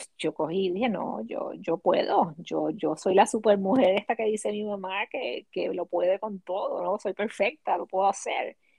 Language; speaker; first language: Spanish; native; Spanish